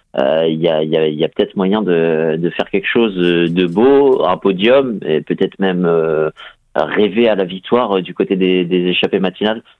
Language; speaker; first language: French; native; French